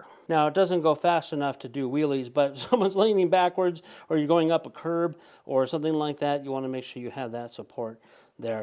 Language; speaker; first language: English; native; English